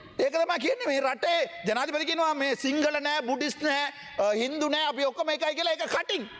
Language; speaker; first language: Sinhala; non-native, local second language; Tamil